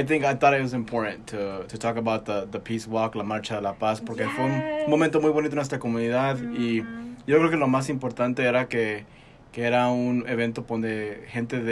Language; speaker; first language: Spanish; early bilingual, heritage; Spanish